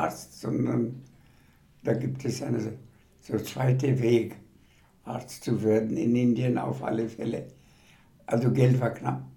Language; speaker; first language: German; non-native, fluent; Bangla